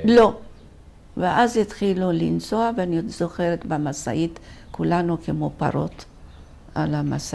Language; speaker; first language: Hebrew; non-native, fluent; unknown